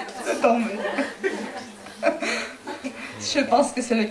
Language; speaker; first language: French; non-native, fluent; Spanish